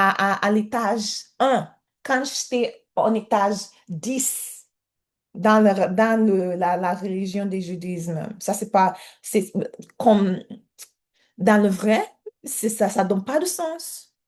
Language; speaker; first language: French; non-native, learner; English